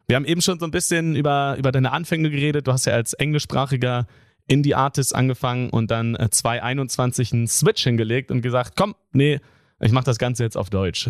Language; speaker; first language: German; native; German